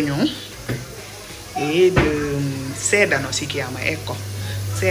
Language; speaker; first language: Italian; non-native, fluent; Wolof